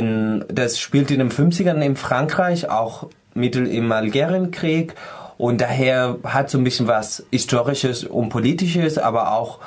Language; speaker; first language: German; non-native, fluent; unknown